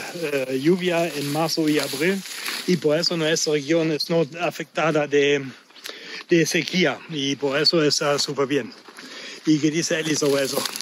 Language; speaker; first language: Spanish; non-native, learner; German